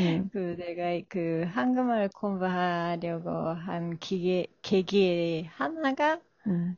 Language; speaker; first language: Korean; non-native, fluent; Japanese